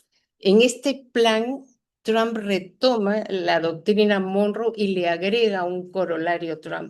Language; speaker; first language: Spanish; native; Spanish